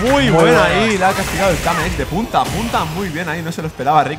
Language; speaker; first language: Spanish; native; Spanish